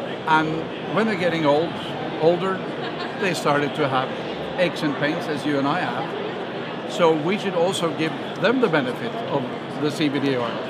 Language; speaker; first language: English; non-native, fluent; Norwegian